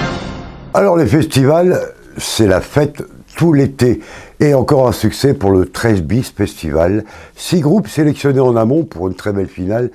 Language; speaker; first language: French; native; French